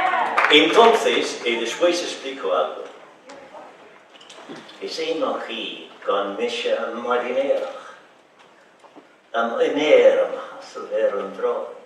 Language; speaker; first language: Spanish; non-native, fluent; English